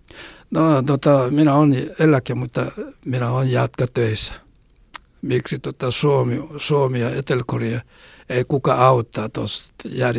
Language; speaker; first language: Finnish; non-native, learner; Korean